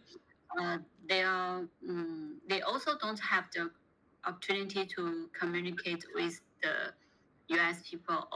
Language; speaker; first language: English; non-native, learner; Chinese